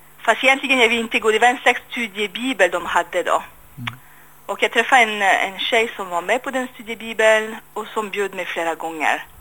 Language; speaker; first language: Swedish; non-native, fluent; French